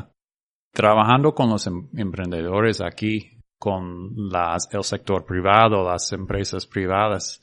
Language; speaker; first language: Spanish; non-native, fluent; English